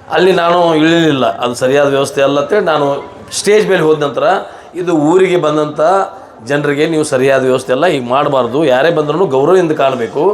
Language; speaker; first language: Kannada; native; Kannada